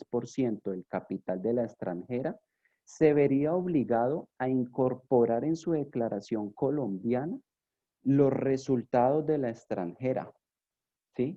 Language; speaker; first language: Spanish; native; Spanish